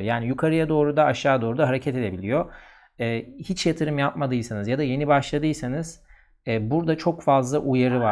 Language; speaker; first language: Turkish; native; Turkish